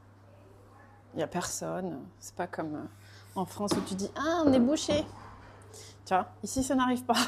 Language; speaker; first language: French; native; French